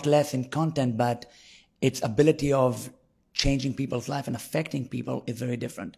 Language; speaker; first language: English; non-native, fluent; Hebrew